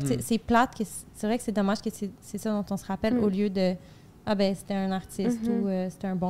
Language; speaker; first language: French; native; French